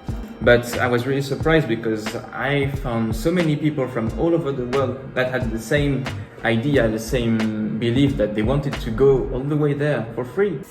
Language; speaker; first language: English; non-native, fluent; French